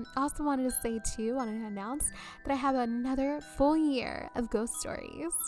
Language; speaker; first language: English; early bilingual, other home language; Spanish